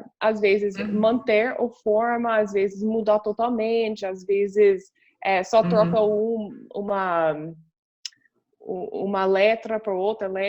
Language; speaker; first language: Portuguese; non-native, fluent; English